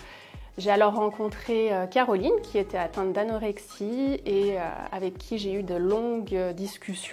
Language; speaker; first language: French; native; French